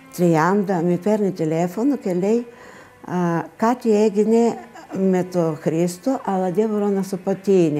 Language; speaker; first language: Greek; non-native, learner; Bulgarian